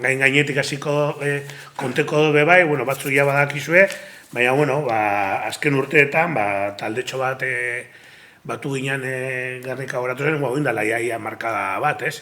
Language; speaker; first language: Basque; native; Basque